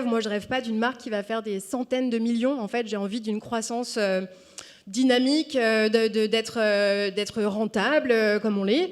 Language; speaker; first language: French; native; French